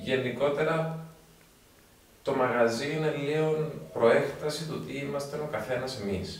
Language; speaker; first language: Greek; native; Greek